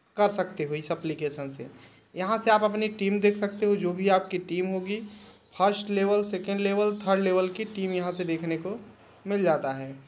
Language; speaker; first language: Hindi; native; Hindi